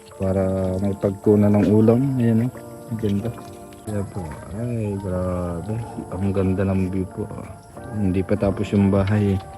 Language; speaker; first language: Filipino; non-native, local second language; Bikol